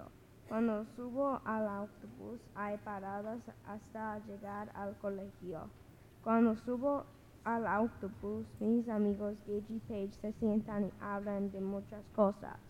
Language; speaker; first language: Spanish; non-native, learner; English